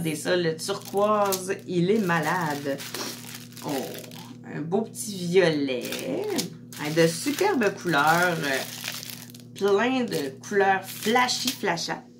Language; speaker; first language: French; native; French